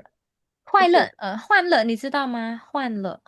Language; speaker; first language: Chinese; non-native, fluent; Khmer